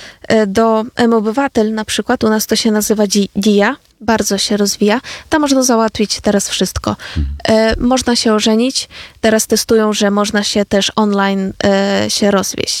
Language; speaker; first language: Polish; non-native, fluent; Ukrainian